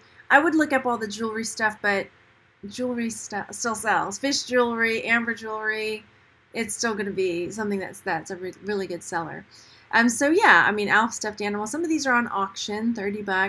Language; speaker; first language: English; native; English